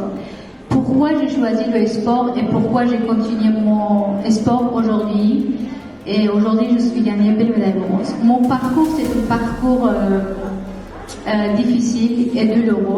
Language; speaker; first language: French; non-native, learner; Persian